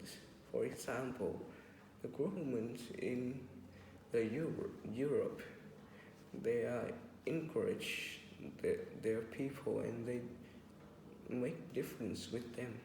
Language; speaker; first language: English; non-native, learner; Vietnamese